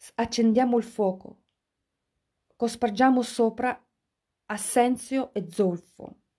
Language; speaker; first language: Italian; non-native, fluent; Russian